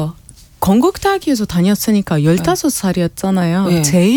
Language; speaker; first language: Korean; non-native, fluent; Arabic